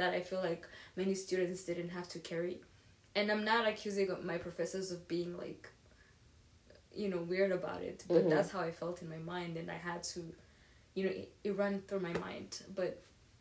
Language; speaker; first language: English; non-native, local second language; Kinyarwanda